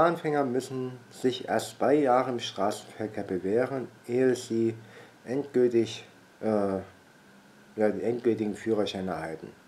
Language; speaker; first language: German; native; German